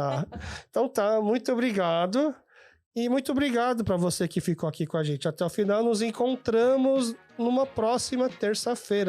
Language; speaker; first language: Portuguese; early bilingual, other home language; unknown